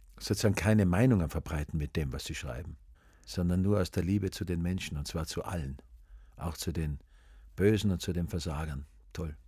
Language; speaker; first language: German; native; German